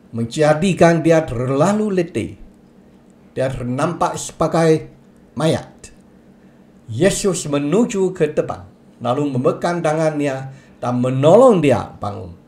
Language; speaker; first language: Malay; non-native, local second language; Chinese